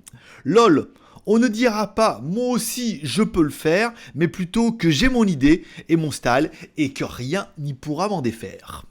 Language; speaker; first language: French; native; French